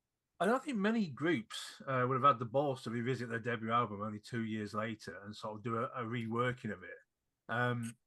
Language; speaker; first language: English; native; English